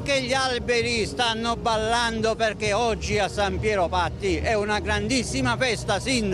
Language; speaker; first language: Italian; native; Italian